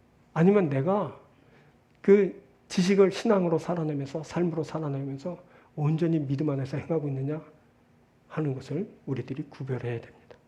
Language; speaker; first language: Korean; native; Korean